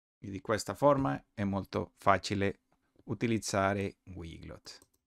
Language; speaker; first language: Italian; non-native, learner; Spanish